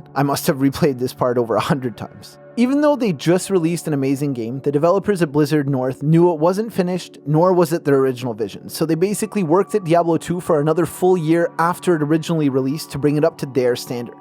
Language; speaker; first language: English; native; English